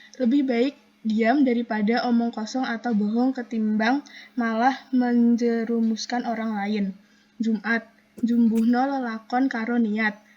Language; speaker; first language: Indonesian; non-native, local second language; Javanese